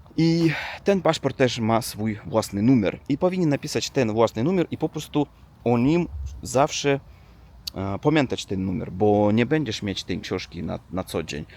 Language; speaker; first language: Polish; non-native, learner; Russian